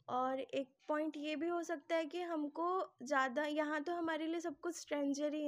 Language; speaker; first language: Hindi; non-native, local second language; Odia